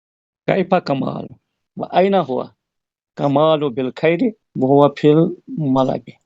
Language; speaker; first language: Arabic; non-native, learner; Urdu